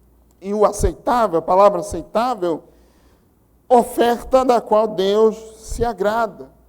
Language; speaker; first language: Portuguese; native; Portuguese